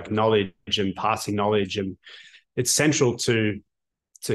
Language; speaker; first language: English; native; English